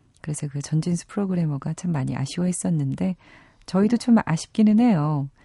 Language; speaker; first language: Korean; native; Korean